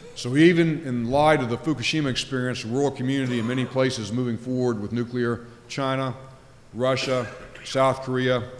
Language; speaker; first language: English; native; English